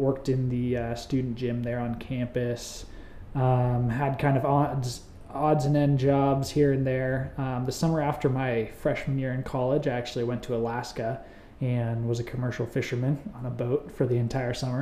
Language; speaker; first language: English; native; English